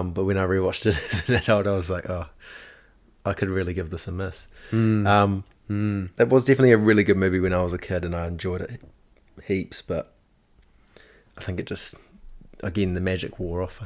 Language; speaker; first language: English; native; English